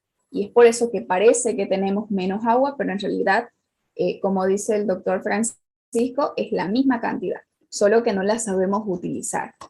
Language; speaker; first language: Spanish; native; Spanish